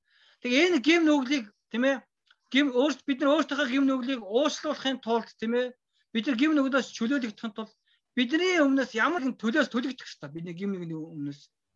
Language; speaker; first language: Mongolian; non-native, fluent; Korean